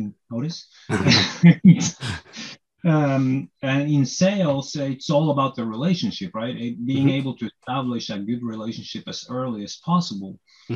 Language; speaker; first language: English; non-native, fluent; Norwegian